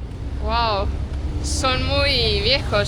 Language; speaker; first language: Spanish; non-native, fluent; Estonian